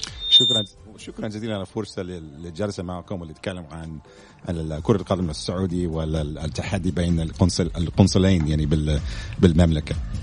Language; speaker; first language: Arabic; non-native, fluent; English